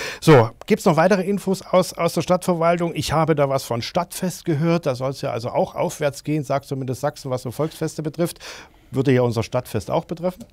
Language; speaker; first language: German; native; German